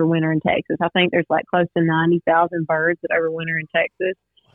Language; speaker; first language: English; native; English